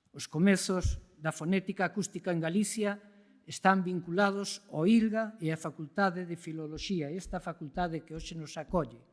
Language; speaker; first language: Galician; native; Galician